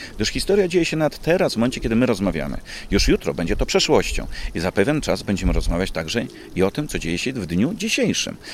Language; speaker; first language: Polish; native; Polish